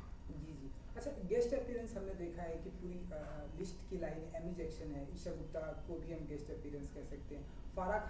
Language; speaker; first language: Hindi; native; Hindi